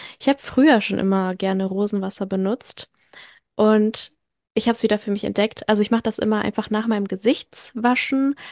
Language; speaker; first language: German; early bilingual, other home language; French